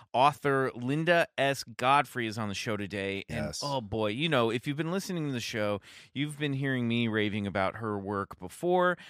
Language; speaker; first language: English; native; English